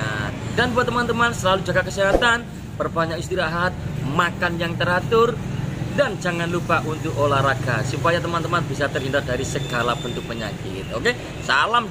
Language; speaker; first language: Indonesian; non-native, local second language; Javanese